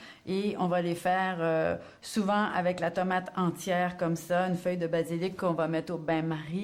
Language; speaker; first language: French; native; French